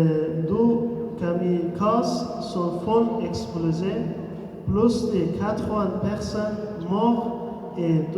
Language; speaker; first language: French; non-native, learner; Persian